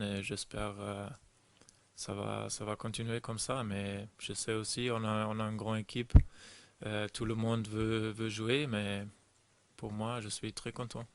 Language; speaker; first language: French; non-native, fluent; German